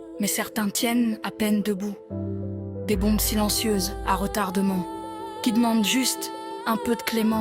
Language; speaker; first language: French; native; French